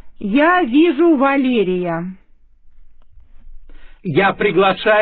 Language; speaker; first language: Russian; non-native, fluent; Chinese